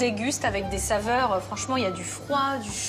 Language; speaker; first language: French; native; French